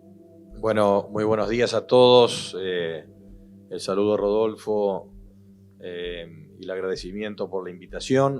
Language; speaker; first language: Spanish; native; Spanish